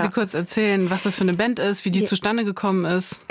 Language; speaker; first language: German; native; German